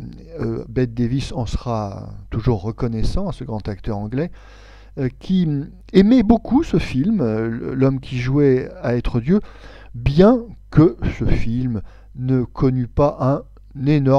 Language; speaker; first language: French; native; French